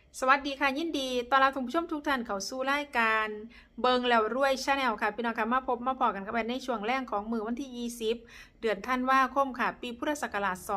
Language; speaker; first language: Thai; non-native, local second language; Northeastern Thai